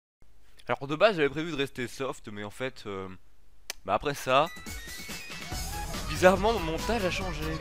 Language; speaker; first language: French; native; French